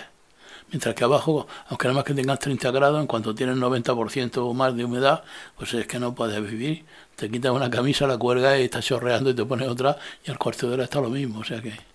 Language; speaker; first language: Spanish; native; Spanish